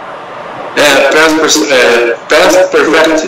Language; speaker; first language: English; non-native, learner; Portuguese